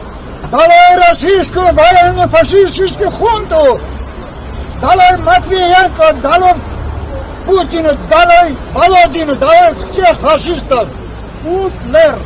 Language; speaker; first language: Russian; non-native, fluent; Armenian